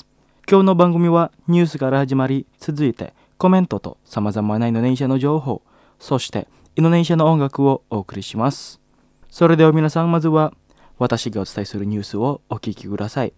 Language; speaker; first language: Japanese; non-native, fluent; Indonesian